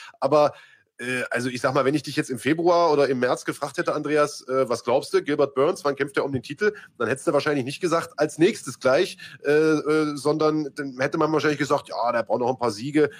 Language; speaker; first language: German; native; German